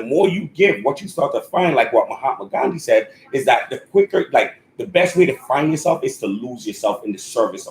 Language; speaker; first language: English; native; English